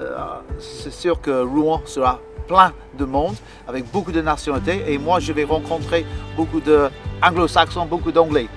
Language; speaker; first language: French; non-native, fluent; English